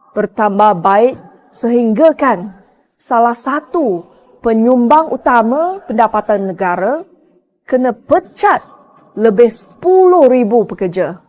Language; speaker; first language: Malay; native; Malay